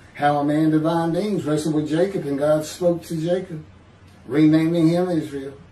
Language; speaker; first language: English; native; English